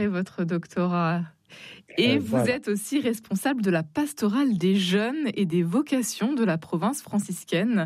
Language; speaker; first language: French; native; French